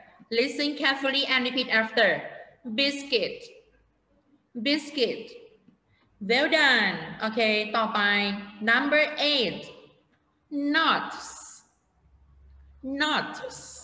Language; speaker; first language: English; non-native, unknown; Thai